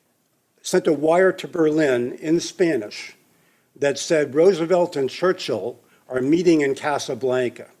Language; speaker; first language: English; native; English